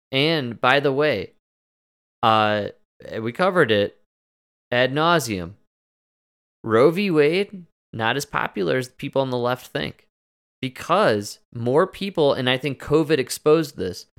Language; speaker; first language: English; native; English